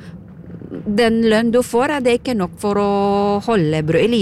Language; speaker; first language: Norwegian; non-native, fluent; Filipino